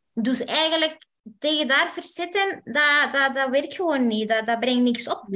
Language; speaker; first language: Dutch; non-native, fluent; Spanish